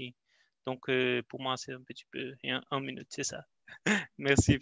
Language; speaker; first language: French; non-native, learner; Portuguese